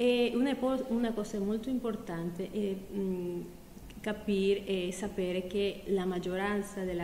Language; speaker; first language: Italian; non-native, fluent; Spanish